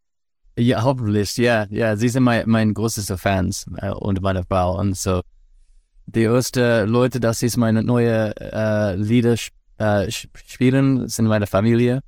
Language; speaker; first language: German; non-native, learner; English